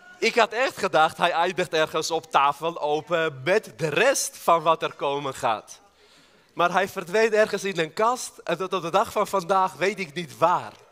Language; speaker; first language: Dutch; non-native, fluent; Armenian